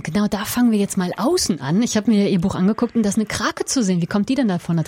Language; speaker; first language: German; native; German